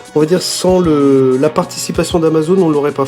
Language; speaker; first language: French; native; French